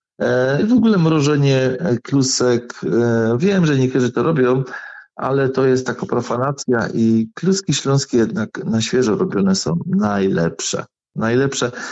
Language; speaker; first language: Polish; native; Polish